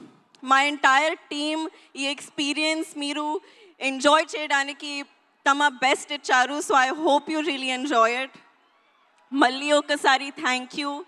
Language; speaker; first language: Telugu; non-native, learner; Hindi